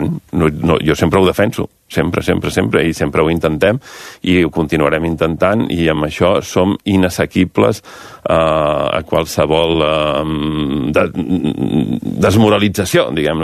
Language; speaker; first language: Catalan; native; Catalan